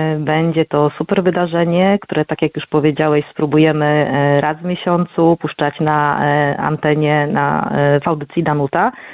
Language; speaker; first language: Polish; native; Polish